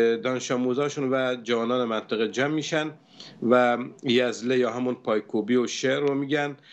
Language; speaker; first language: Persian; non-native, local second language; Arabic